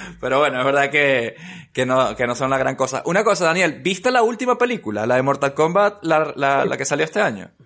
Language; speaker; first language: Spanish; native; Spanish